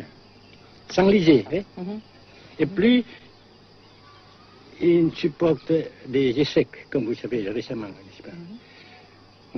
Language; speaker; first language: French; non-native, fluent; Vietnamese